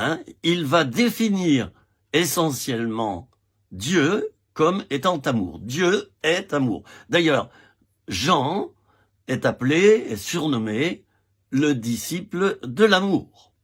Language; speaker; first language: French; native; French